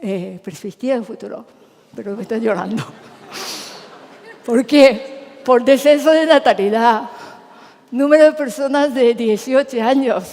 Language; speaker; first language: Spanish; non-native, fluent; Japanese